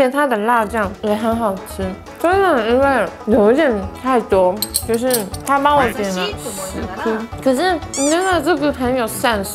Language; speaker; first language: Chinese; non-native, fluent; Japanese